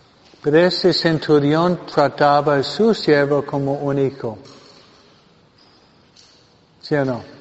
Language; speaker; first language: Spanish; non-native, fluent; English